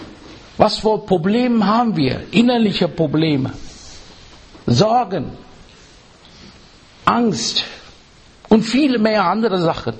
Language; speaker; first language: German; non-native, learner; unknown